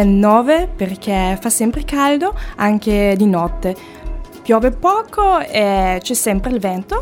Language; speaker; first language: Italian; non-native, fluent; German